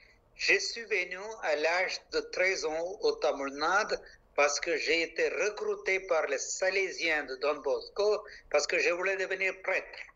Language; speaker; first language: French; non-native, local second language; Malayalam